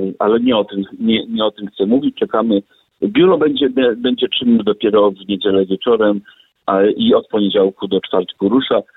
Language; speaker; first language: Polish; native; Polish